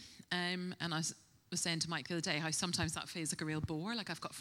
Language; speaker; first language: English; native; English